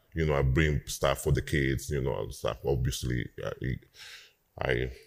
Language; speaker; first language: English; non-native, fluent; Spanish